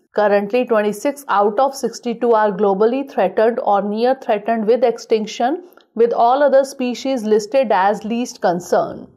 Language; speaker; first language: English; non-native, local second language; Hindi